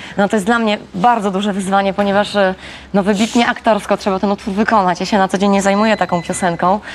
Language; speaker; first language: Polish; non-native, local second language; Kashubian